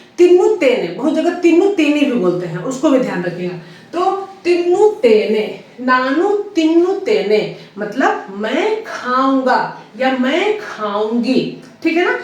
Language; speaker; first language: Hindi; native; Hindi